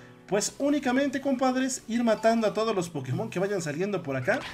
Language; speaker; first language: Spanish; native; Spanish